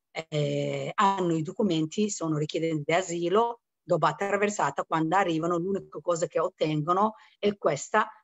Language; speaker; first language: Italian; non-native, fluent; Somali